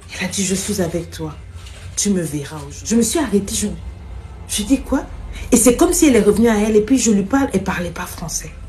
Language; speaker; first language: French; non-native, local second language; Lingala